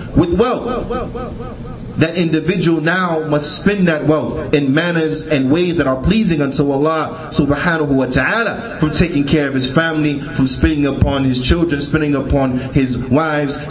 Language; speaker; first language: English; native; English